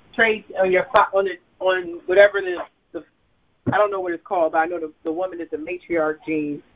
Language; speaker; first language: English; early bilingual, other home language; Krio